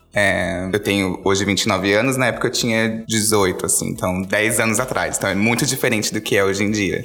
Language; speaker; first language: Portuguese; native; Portuguese